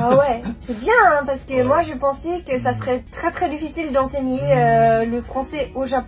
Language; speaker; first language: French; non-native, fluent; Japanese